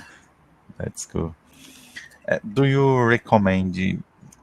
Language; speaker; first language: English; non-native, learner; Portuguese